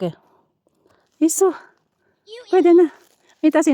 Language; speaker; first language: Finnish; non-native, learner; Bikol